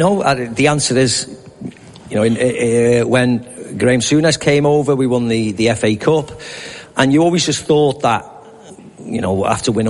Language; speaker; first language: English; native; English